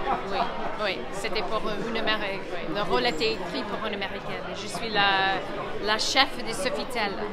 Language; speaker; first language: French; non-native, fluent; English